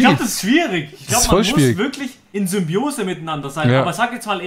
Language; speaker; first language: German; native; German